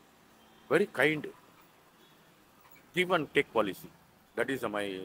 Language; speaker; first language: English; non-native, learner; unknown